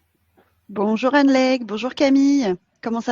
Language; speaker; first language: French; native; French